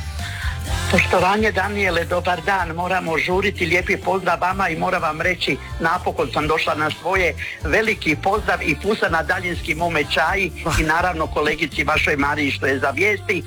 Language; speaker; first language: Serbian; native; Serbian